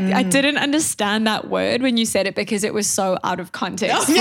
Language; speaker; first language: English; native; English